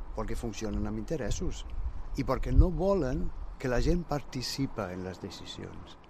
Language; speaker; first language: Catalan; non-native, fluent; German